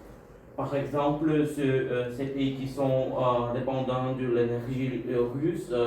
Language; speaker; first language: French; non-native, learner; Bulgarian